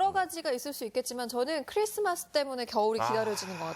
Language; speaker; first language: Korean; native; Korean